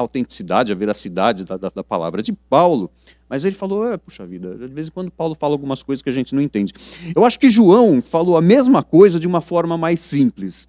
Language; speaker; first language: Portuguese; native; Portuguese